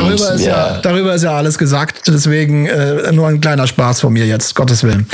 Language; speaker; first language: German; native; German